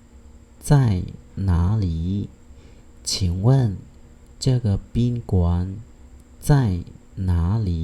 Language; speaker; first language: Chinese; non-native, fluent; Khmer